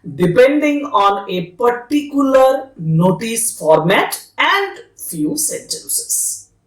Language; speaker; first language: English; non-native, local second language; Bangla